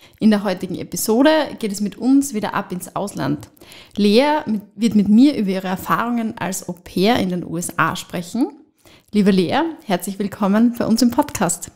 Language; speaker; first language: German; native; German